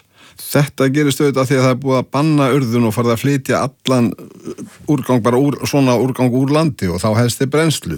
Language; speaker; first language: Icelandic; native; Icelandic